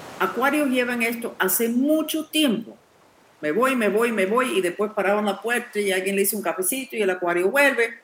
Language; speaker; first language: Spanish; non-native, fluent; English